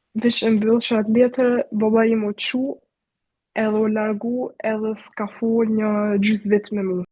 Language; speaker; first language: Albanian; early bilingual, heritage; Albanian